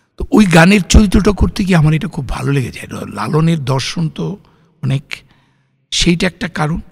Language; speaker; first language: Bangla; native; Bangla